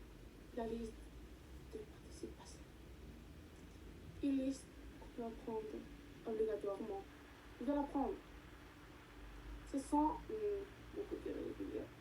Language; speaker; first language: French; non-native, learner; Spanish